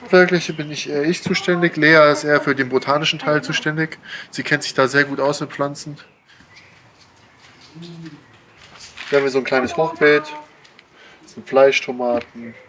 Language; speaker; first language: German; native; German